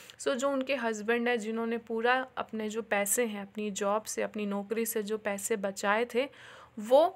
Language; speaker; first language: Hindi; native; Hindi